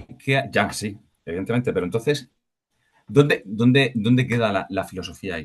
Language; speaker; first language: Spanish; native; Spanish